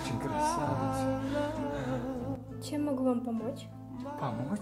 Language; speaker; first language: Russian; non-native, learner; Uzbek